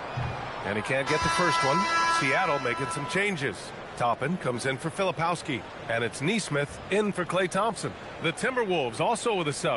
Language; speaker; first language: English; native; English